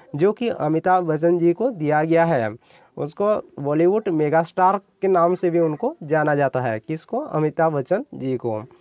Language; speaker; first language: Hindi; non-native, local second language; Odia